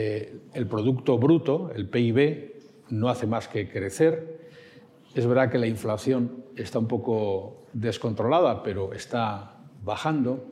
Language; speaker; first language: Spanish; native; Spanish